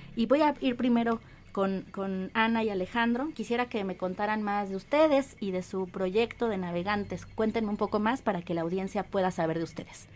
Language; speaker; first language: Spanish; native; Spanish